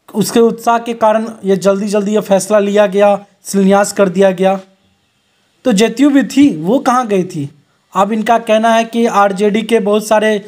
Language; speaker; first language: Hindi; native; Hindi